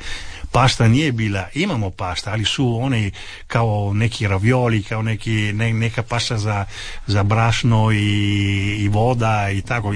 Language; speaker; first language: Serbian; non-native, fluent; Italian